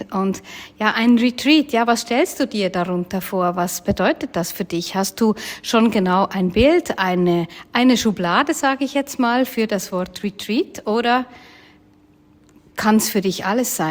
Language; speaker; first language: German; native; German